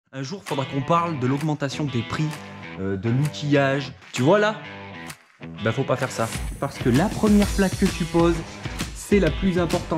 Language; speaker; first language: French; native; French